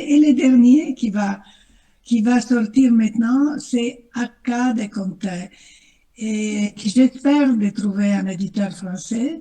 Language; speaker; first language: French; non-native, fluent; Italian